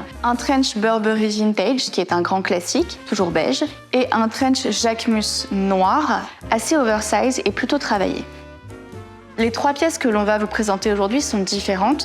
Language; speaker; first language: French; native; French